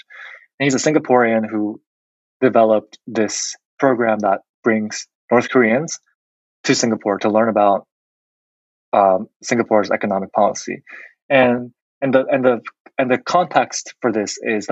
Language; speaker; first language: English; non-native, fluent; Korean